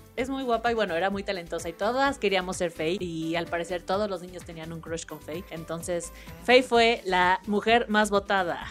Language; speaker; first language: Spanish; native; Spanish